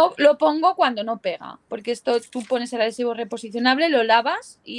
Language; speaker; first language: Spanish; native; Spanish